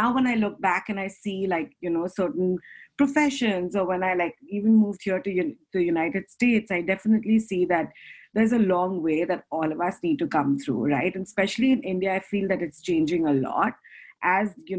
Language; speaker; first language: English; non-native, local second language; Hindi